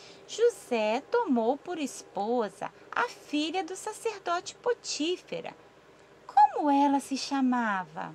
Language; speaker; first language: Portuguese; native; Portuguese